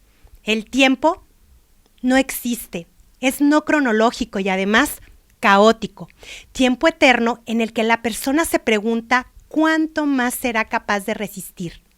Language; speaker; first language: Spanish; native; Spanish